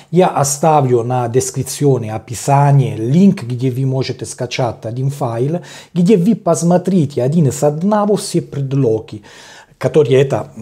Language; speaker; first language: Russian; non-native, learner; Italian